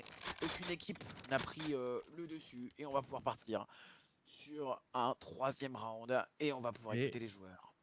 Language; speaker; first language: French; native; French